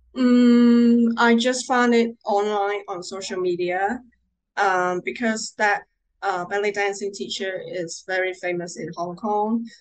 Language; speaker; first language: English; non-native, local second language; Cantonese